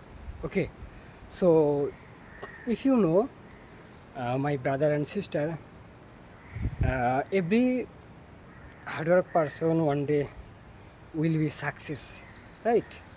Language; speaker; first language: English; non-native, learner; Bangla